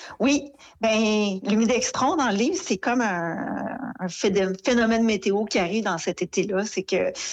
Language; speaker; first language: French; native; French